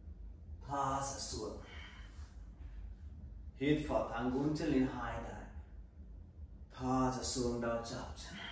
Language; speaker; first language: Vietnamese; non-native, learner; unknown